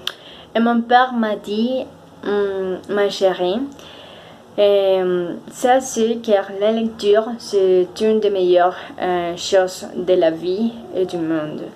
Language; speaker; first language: French; non-native, fluent; Spanish